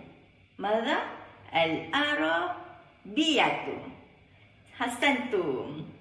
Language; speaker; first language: Arabic; non-native, learner; Malay